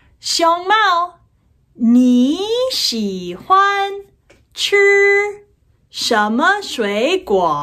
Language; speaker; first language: Chinese; non-native, fluent; English